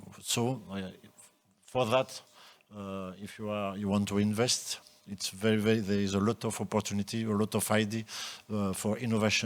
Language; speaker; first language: English; non-native, local second language; French